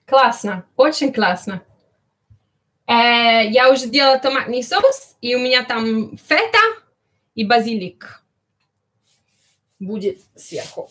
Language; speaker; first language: Russian; early bilingual, heritage; Italian